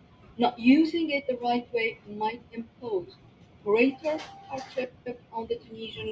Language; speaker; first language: English; non-native, local second language; Arabic